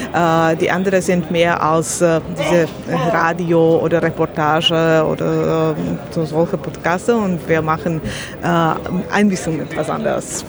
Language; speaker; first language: German; non-native, learner; Slovak